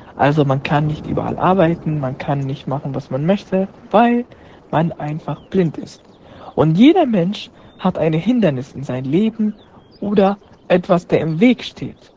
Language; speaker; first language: German; non-native, fluent; Arabic